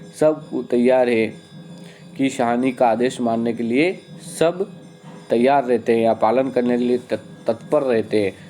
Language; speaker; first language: Hindi; native; Hindi